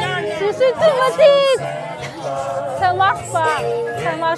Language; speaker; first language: French; non-native, fluent; Vietnamese